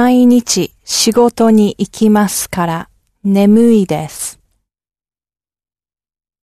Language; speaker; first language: Japanese; non-native, learner; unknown